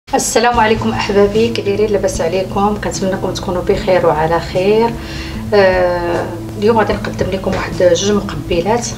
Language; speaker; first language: Arabic; native; Arabic